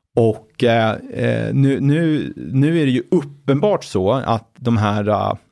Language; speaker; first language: Swedish; native; Swedish